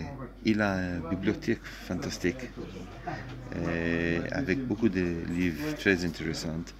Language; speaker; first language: French; non-native, learner; Hebrew